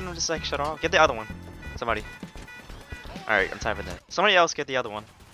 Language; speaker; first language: English; non-native, fluent; Swedish